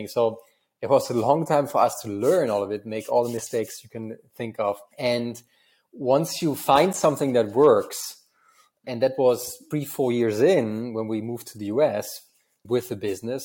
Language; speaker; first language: English; non-native, fluent; German